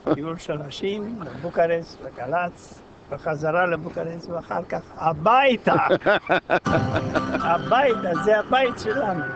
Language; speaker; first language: Hebrew; non-native, fluent; Romanian